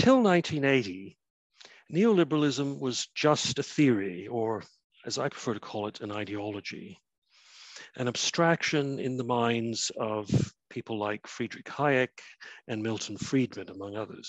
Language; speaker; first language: English; native; English